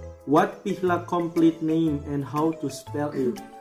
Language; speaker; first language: English; non-native, fluent; Indonesian